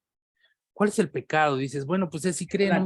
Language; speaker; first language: Spanish; native; Spanish